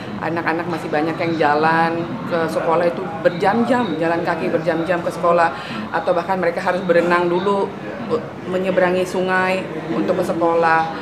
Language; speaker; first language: Indonesian; native; Indonesian